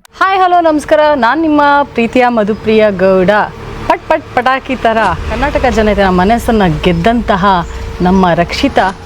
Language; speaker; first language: Kannada; native; Kannada